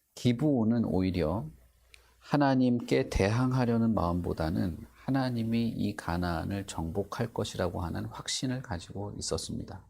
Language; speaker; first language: Korean; native; Korean